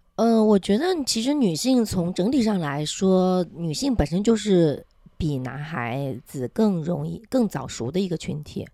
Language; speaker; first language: Chinese; native; Chinese